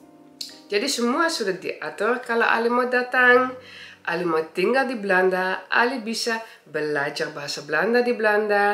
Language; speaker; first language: Indonesian; early bilingual, heritage; Indonesian